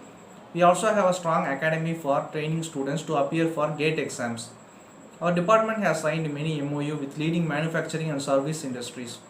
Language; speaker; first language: English; non-native, local second language; Tamil